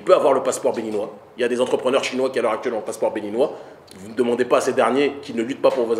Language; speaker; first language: French; native; French